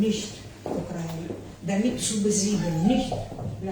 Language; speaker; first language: German; non-native, learner; Ukrainian